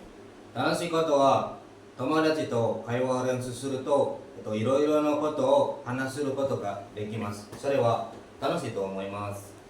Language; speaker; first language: Japanese; non-native, learner; Indonesian